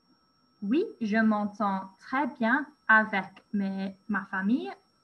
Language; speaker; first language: French; non-native, fluent; English